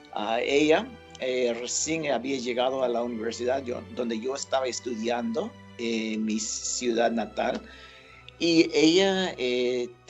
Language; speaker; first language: Spanish; non-native, fluent; English